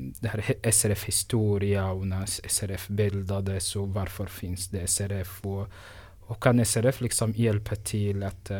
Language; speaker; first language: Swedish; non-native, fluent; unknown